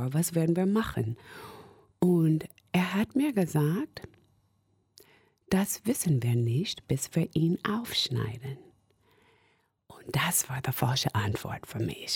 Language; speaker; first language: German; non-native, fluent; English